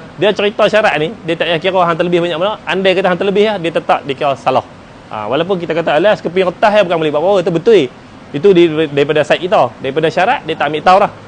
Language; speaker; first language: Malay; native; Malay